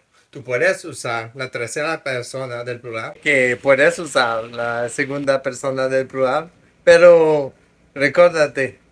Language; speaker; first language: Spanish; non-native, fluent; French